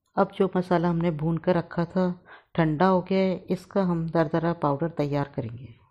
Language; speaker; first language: Hindi; native; Hindi